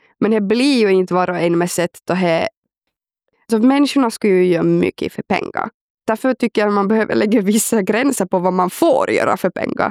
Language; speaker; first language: Swedish; native; Swedish